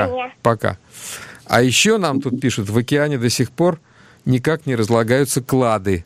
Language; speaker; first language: Russian; native; Russian